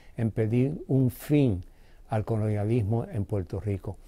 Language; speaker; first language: Spanish; early bilingual, heritage; Spanish